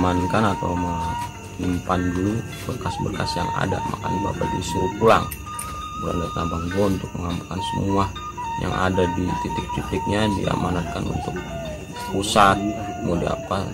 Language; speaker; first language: Indonesian; native; Indonesian